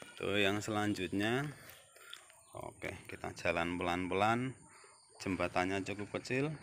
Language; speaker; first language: Indonesian; non-native, local second language; Javanese